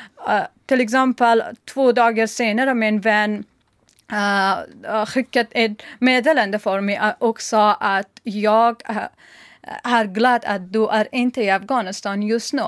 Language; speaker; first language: Swedish; non-native, learner; Persian